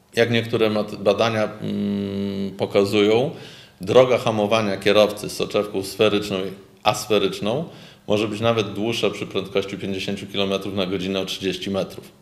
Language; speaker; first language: Polish; native; Polish